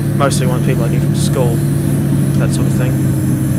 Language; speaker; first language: English; native; English